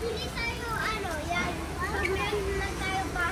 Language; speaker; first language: Filipino; early bilingual, heritage; Filipino